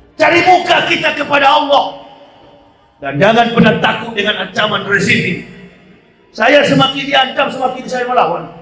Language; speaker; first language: Indonesian; native; Indonesian